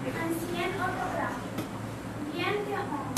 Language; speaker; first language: French; non-native, learner; Romanian